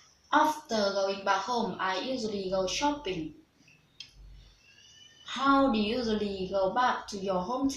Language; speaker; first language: English; non-native, learner; Vietnamese